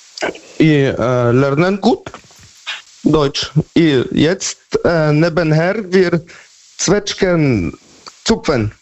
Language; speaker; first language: German; non-native, learner; Polish